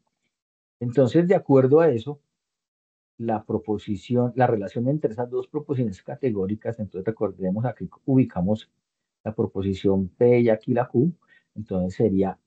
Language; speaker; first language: Spanish; native; Spanish